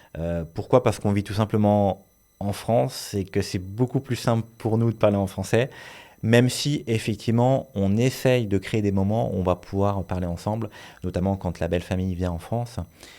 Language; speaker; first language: French; native; French